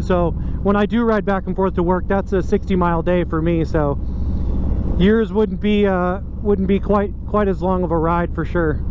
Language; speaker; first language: English; native; English